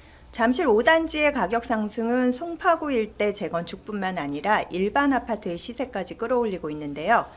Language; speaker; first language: Korean; native; Korean